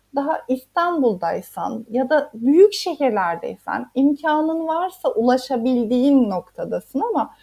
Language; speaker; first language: Turkish; native; Turkish